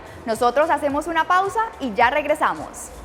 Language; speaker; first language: Spanish; native; Spanish